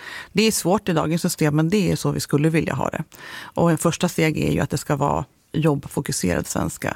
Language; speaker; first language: Swedish; native; Swedish